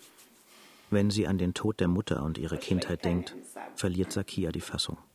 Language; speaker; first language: German; native; German